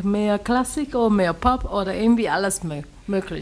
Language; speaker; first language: German; non-native, learner; Chinese